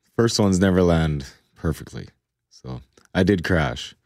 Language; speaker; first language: English; native; English